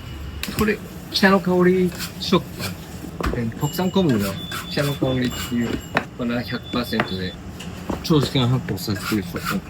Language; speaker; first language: Japanese; native; Japanese